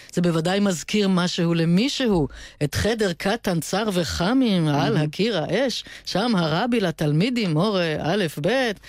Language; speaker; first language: Hebrew; native; Hebrew